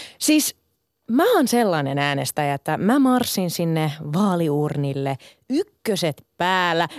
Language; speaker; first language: Finnish; early bilingual, other home language; Sinhala